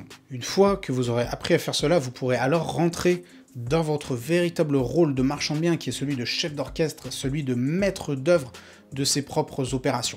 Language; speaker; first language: French; native; French